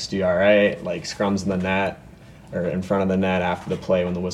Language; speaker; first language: English; native; English